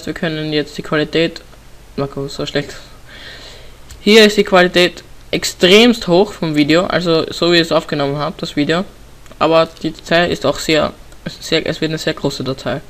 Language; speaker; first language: German; native; German